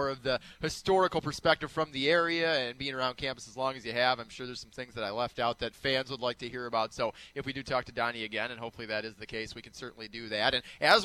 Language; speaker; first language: English; native; English